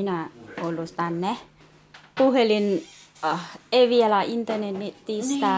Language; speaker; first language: Finnish; non-native, learner; Thai